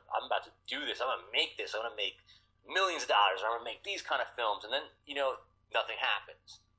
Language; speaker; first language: English; native; English